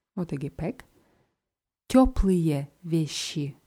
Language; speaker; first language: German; non-native, fluent; Russian